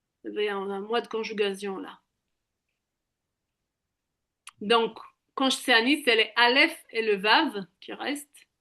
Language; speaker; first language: French; native; French